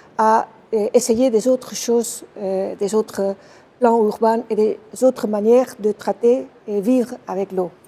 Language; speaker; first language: French; non-native, fluent; Dutch